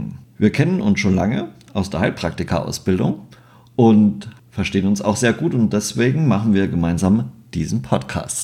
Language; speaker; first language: German; native; German